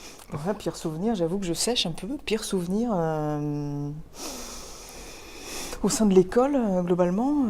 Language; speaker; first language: French; native; French